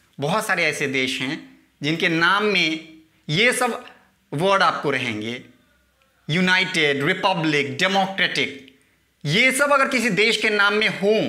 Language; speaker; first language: Hindi; native; Hindi